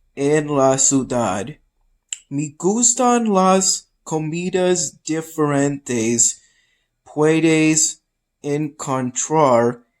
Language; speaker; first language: Spanish; non-native, learner; English